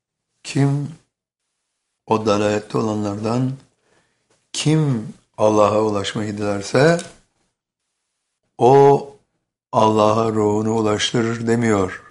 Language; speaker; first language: Turkish; native; Turkish